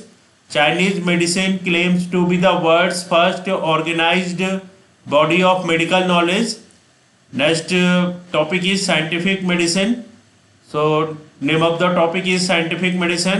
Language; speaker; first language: English; non-native, local second language; Hindi